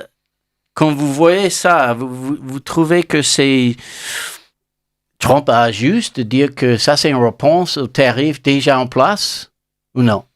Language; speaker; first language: French; non-native, learner; English